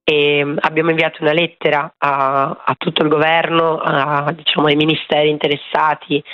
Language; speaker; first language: Italian; native; Italian